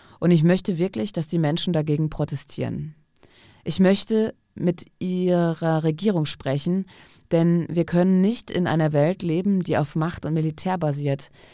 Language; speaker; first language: German; non-native, fluent; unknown